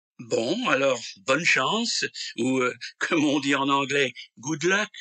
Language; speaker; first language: French; native; French